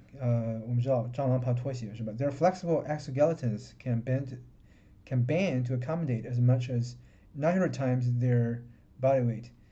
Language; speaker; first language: English; non-native, fluent; Chinese